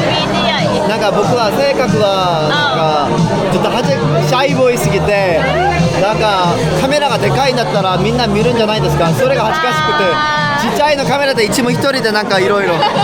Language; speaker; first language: Japanese; non-native, learner; Korean